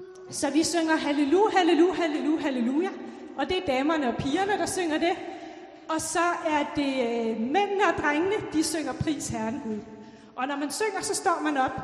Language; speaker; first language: Danish; native; Danish